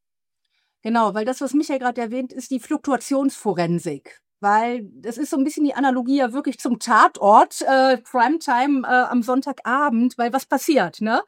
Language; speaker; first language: German; native; German